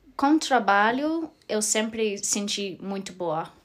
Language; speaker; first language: Portuguese; non-native, fluent; English